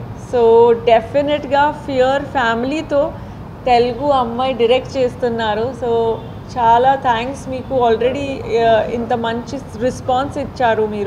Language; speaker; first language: Telugu; non-native, fluent; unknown